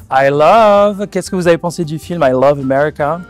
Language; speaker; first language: French; native; French